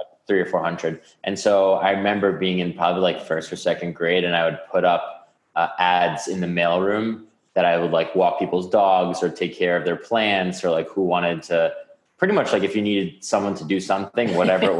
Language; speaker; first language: English; native; English